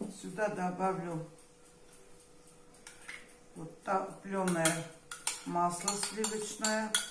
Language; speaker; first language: Russian; non-native, fluent; Armenian